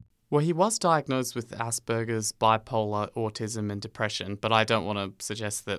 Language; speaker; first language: English; native; English